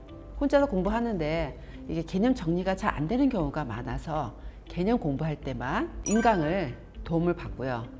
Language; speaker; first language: Korean; native; Korean